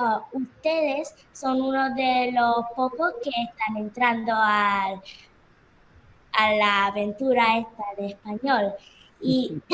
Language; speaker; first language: Spanish; early bilingual, heritage; Spanish